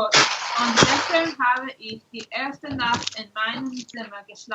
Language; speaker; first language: German; non-native, learner; English